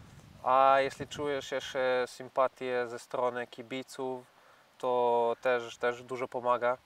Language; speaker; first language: Polish; non-native, fluent; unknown